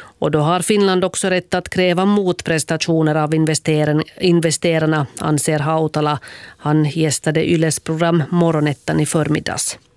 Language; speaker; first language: Swedish; native; Swedish